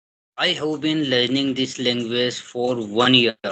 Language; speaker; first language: English; non-native, learner; Hindi